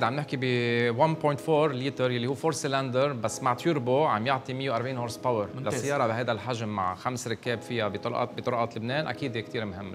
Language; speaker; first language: Arabic; native; Arabic